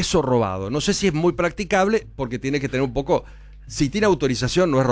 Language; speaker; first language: Spanish; native; Spanish